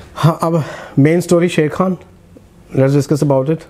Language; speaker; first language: Hindi; native; Hindi